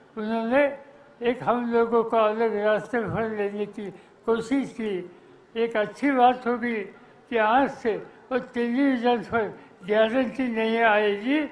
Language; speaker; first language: Hindi; non-native, local second language; Marathi